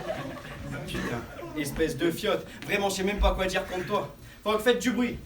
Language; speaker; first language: French; native; French